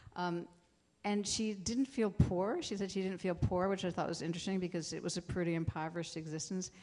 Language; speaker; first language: English; native; English